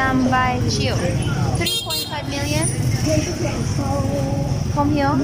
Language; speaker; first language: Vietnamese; non-native, learner; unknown